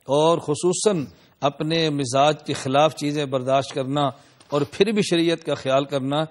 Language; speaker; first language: Urdu; non-native, local second language; Punjabi